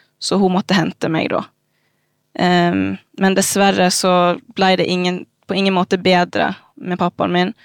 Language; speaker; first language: Norwegian; early bilingual, other home language; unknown